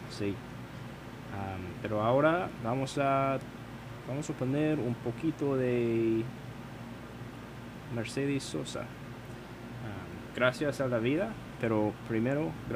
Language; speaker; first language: Spanish; non-native, learner; English